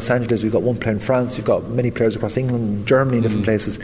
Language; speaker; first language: English; native; English